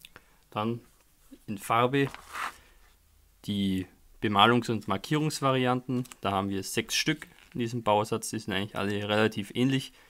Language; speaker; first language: German; native; German